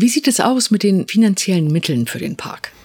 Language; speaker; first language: German; native; German